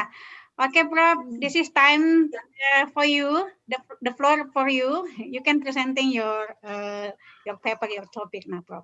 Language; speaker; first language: English; non-native, learner; Indonesian